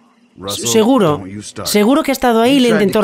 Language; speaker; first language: Spanish; native; Spanish